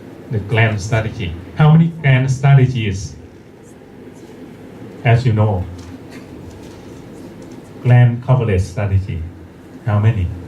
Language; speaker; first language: English; non-native, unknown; Thai